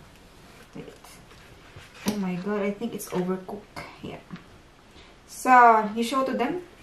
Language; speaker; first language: English; non-native, learner; Filipino